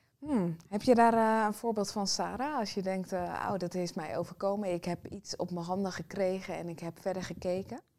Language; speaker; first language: Dutch; native; Dutch